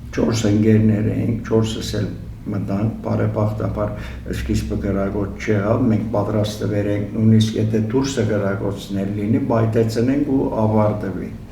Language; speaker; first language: Armenian; early bilingual, heritage; Armenian